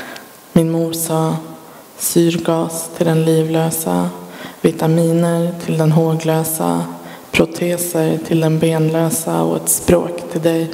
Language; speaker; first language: Swedish; early bilingual, other home language; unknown